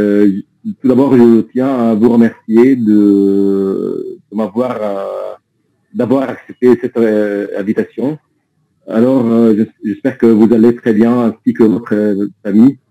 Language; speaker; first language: French; non-native, fluent; Arabic